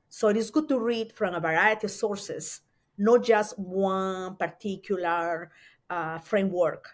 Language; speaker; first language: English; non-native, fluent; Spanish